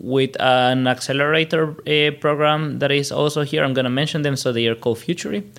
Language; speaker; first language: English; non-native, fluent; Spanish